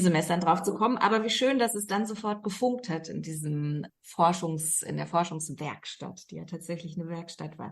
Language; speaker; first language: German; native; German